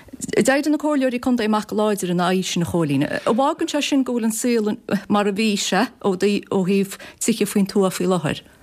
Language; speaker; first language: Irish; native; Irish